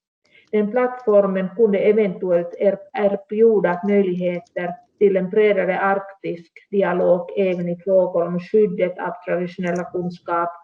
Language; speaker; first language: Swedish; non-native, local second language; Finnish